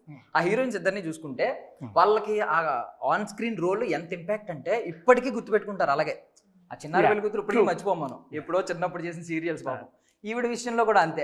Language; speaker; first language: Telugu; native; Telugu